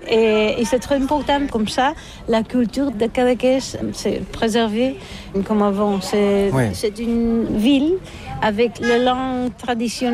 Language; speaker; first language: French; non-native, learner; Catalan